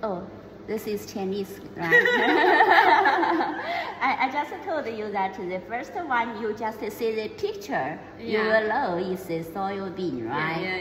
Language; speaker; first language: English; non-native, learner; Chinese